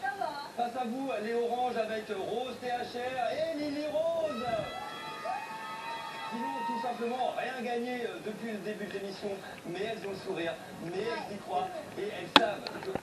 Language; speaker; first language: French; native; French